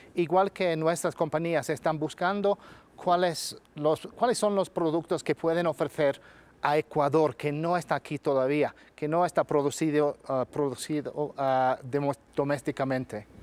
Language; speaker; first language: Spanish; non-native, fluent; English